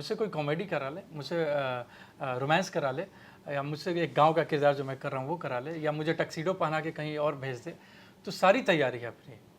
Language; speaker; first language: Hindi; native; Hindi